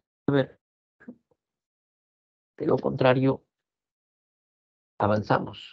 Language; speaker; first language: Spanish; native; Spanish